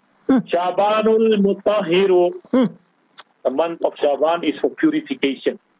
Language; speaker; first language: English; native; English